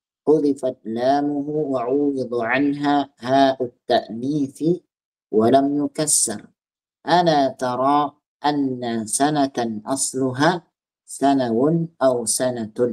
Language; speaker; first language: Arabic; non-native, fluent; Indonesian